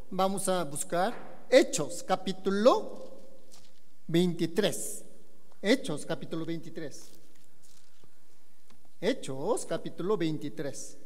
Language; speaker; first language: Spanish; non-native, learner; Korean